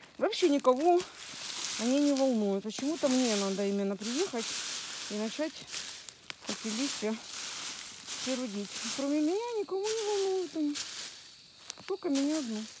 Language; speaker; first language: Russian; native; Russian